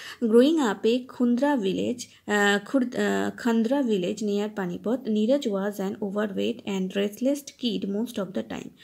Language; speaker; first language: English; non-native, local second language; Bangla